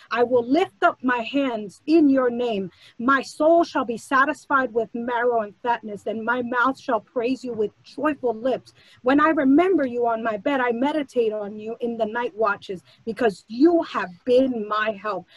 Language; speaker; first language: English; early bilingual, other home language; Spanish